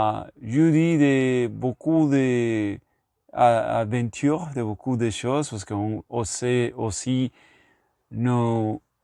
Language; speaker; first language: French; non-native, learner; Spanish